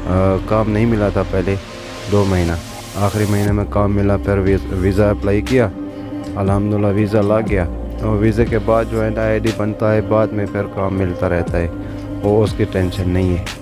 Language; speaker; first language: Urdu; non-native, local second language; Punjabi